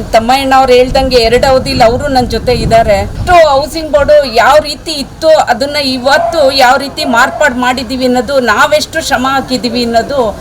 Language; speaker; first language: Kannada; native; Kannada